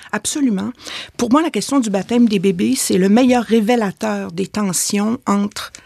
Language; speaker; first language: French; native; French